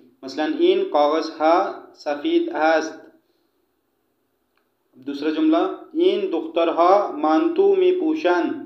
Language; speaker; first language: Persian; non-native, fluent; Urdu